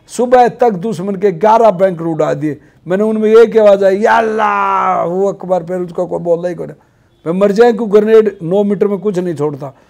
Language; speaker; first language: Hindi; native; Hindi